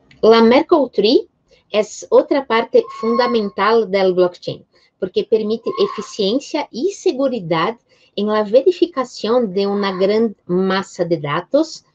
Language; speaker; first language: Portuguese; non-native, fluent; Spanish